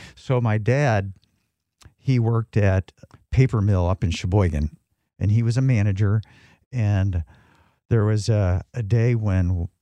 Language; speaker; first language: English; native; English